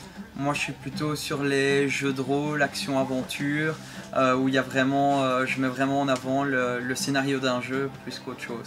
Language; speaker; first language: French; native; French